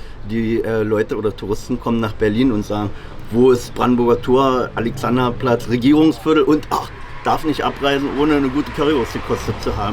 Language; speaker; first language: German; native; German